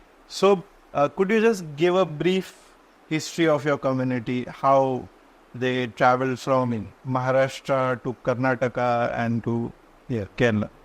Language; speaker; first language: English; non-native, local second language; Konkani